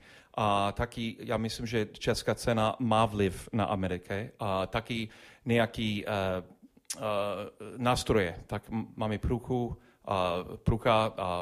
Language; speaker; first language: Czech; non-native, learner; English